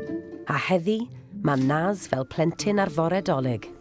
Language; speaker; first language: Welsh; native; Welsh